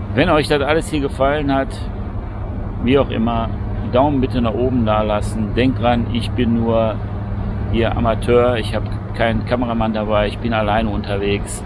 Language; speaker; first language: German; native; German